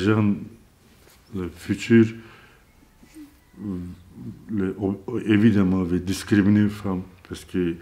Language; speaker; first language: French; non-native, learner; Azerbaijani